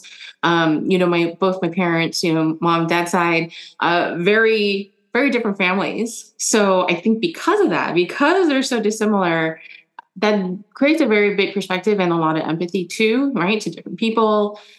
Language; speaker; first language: English; early bilingual, other home language; German